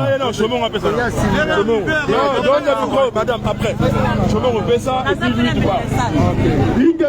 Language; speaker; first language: French; non-native, local second language; Lingala